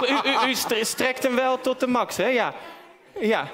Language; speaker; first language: Dutch; native; Dutch